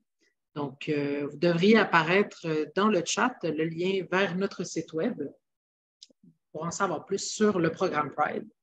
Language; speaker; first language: French; native; French